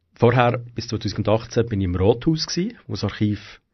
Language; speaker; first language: German; native; German